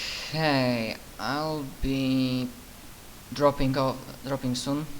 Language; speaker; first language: English; non-native, fluent; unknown